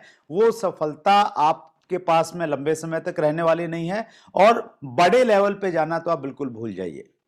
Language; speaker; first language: Hindi; native; Hindi